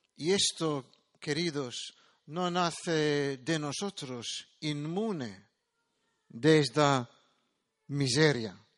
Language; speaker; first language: Spanish; non-native, fluent; Maltese